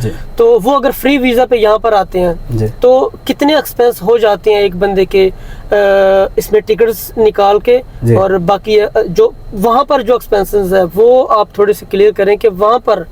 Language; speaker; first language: Hindi; native; Hindi